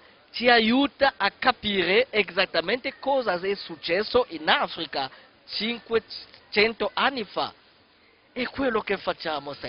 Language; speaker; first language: Italian; non-native, fluent; Kongo